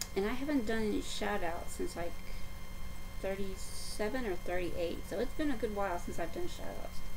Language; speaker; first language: English; native; English